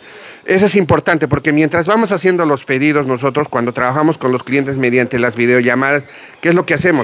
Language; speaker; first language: Spanish; native; Spanish